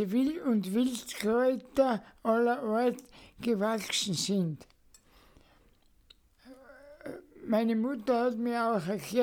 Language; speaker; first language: German; native; German